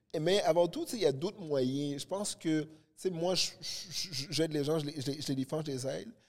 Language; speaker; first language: French; early bilingual, other home language; Haitian Creole